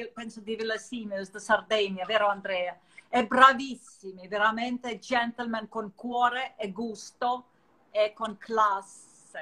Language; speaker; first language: Italian; non-native, learner; Russian